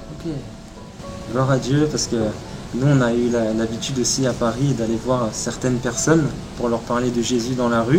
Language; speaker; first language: French; native; French